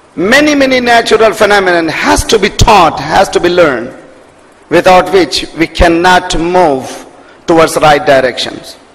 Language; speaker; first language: English; non-native, local second language; Urdu